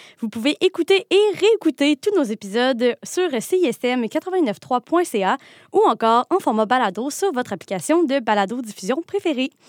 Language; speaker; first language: French; native; French